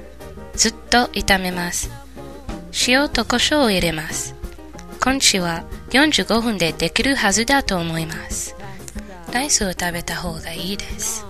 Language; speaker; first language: Japanese; non-native, learner; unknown